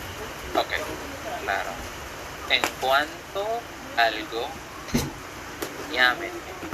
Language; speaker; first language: Spanish; non-native, fluent; Filipino